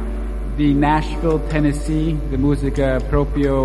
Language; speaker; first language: Italian; non-native, learner; English